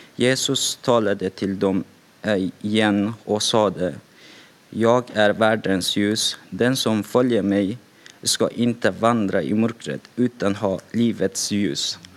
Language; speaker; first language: Swedish; non-native, fluent; Persian